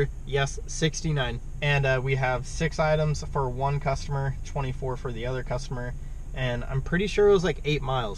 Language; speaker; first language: English; native; English